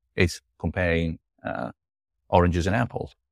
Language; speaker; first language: English; non-native, fluent; Italian